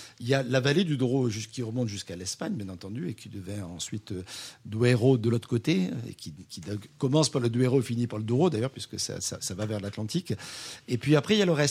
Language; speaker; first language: French; native; French